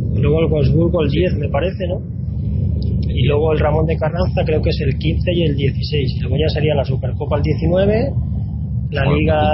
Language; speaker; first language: Spanish; native; Spanish